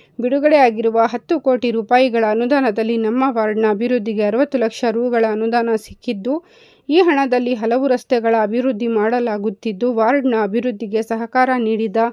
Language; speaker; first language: Kannada; native; Kannada